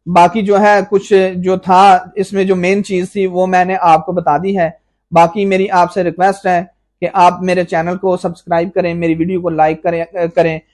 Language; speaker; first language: Urdu; non-native, local second language; Punjabi